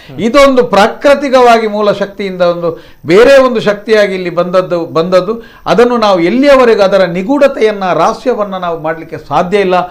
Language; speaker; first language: Kannada; non-native, local second language; Tulu